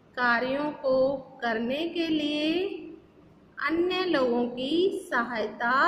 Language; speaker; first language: Hindi; native; Hindi